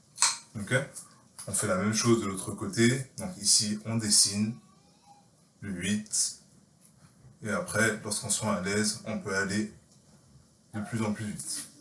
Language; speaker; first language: French; native; French